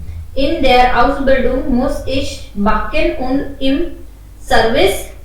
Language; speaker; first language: German; non-native, learner; Hindi